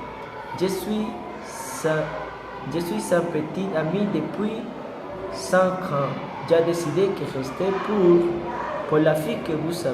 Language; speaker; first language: French; non-native, learner; Spanish